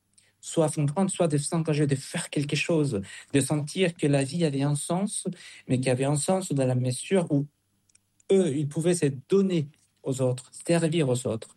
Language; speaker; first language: French; non-native, fluent; Spanish